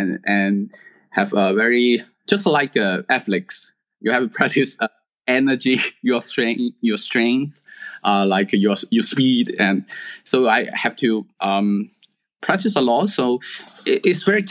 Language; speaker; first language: English; non-native, local second language; Cantonese